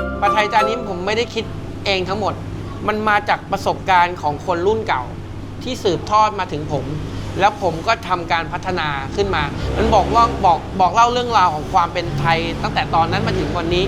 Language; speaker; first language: Thai; native; Thai